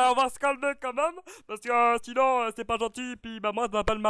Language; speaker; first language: French; native; French